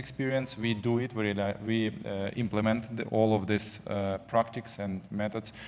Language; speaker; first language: English; non-native, fluent; Ukrainian